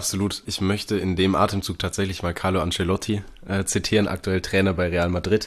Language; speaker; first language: German; native; German